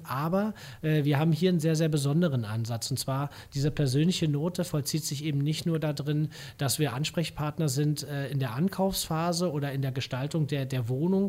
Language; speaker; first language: German; native; German